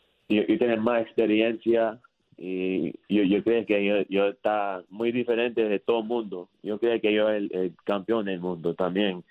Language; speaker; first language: Spanish; early bilingual, heritage; English